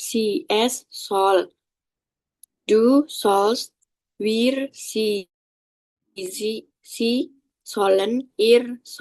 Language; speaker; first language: German; non-native, learner; Indonesian